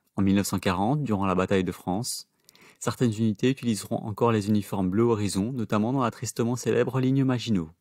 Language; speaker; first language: French; native; French